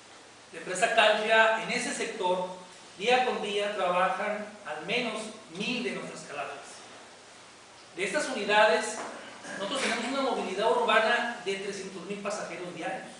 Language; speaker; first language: Spanish; native; Spanish